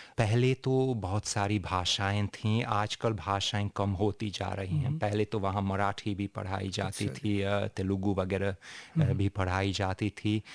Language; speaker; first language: Hindi; non-native, fluent; Hungarian